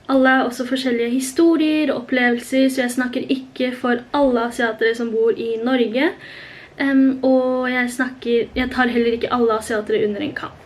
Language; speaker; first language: Norwegian; early bilingual, other home language; Korean